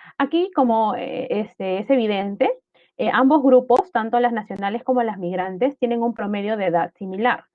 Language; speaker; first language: Spanish; native; Spanish